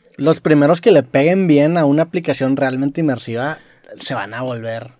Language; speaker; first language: Spanish; native; Spanish